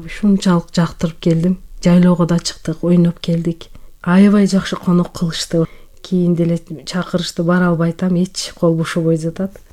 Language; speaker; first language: Kyrgyz; non-native, local second language; Turkish